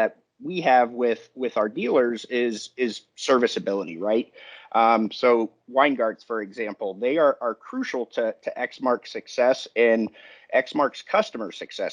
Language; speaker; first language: English; native; English